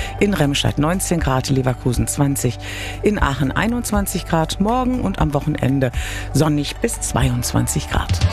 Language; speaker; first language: German; native; German